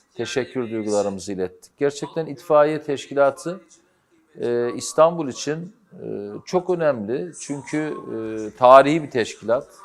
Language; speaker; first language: Turkish; native; Turkish